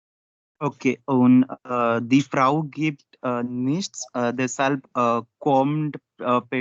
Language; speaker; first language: German; non-native, learner; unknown